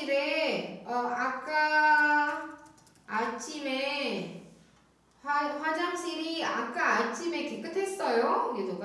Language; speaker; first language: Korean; non-native, fluent; Indonesian